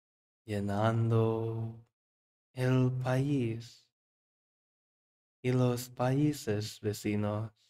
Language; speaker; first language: Spanish; non-native, fluent; English